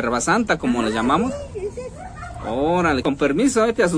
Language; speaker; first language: Spanish; native; Spanish